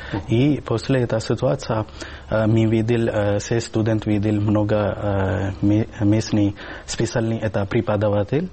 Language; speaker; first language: Russian; non-native, learner; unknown